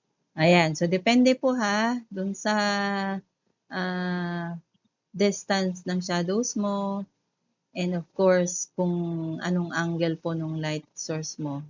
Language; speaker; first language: Filipino; native; Filipino